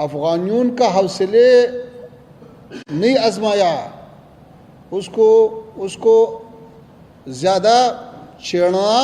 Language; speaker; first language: Hindi; non-native, fluent; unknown